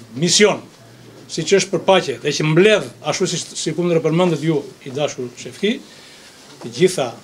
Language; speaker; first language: Albanian; non-native, local second language; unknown